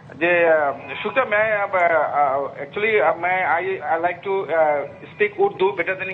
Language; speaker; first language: Hindi; non-native, learner; Bangla